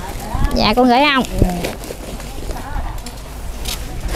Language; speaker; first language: Vietnamese; native; Vietnamese